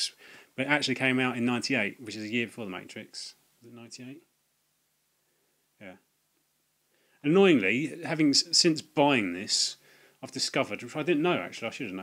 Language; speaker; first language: English; native; English